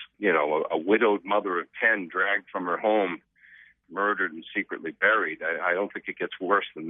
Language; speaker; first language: English; native; English